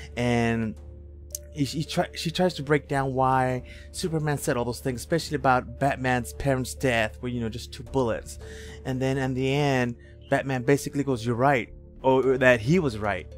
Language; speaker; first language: English; native; English